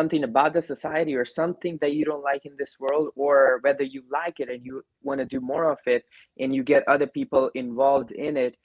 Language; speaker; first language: English; non-native, local second language; Gujarati